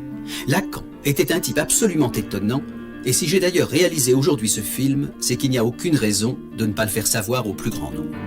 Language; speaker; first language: French; native; French